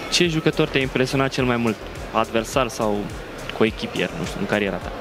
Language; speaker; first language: Romanian; native; Romanian